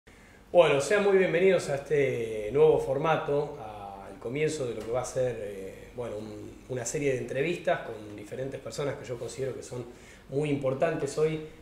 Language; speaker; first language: Spanish; native; Spanish